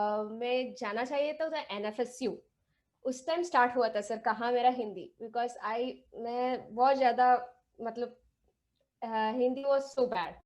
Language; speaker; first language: Hindi; non-native, local second language; Tamil